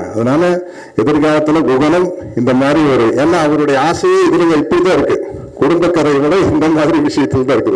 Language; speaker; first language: Tamil; native; Tamil